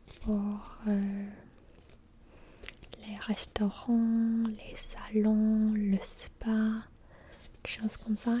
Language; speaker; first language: French; non-native, learner; English